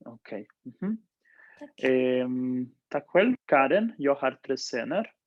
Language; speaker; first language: Swedish; non-native, fluent; Spanish